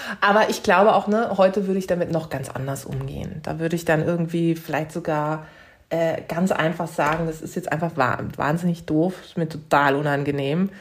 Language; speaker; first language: German; early bilingual, other home language; Turkish